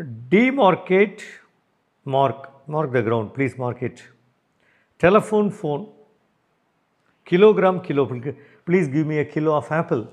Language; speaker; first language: English; non-native, local second language; Tamil